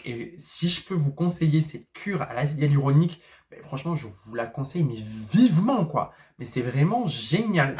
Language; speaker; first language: French; native; French